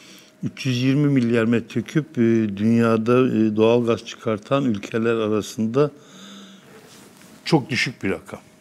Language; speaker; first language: Turkish; native; Turkish